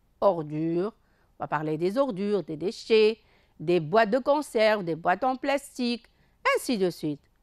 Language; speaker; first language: French; non-native, local second language; Arabic